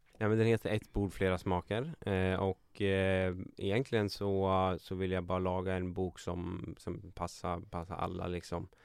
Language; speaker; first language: Swedish; native; Swedish